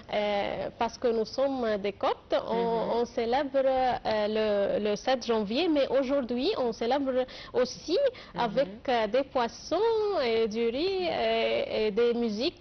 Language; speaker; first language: French; non-native, fluent; Arabic